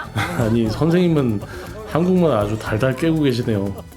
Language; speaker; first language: Korean; native; Korean